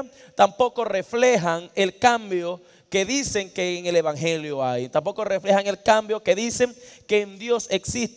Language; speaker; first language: Spanish; native; Spanish